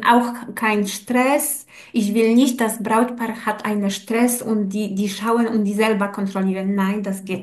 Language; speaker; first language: German; non-native, learner; Polish